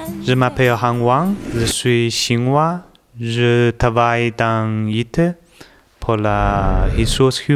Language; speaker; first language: French; non-native, learner; Chinese